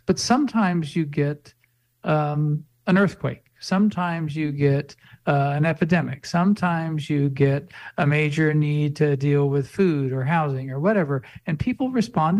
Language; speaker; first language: English; native; English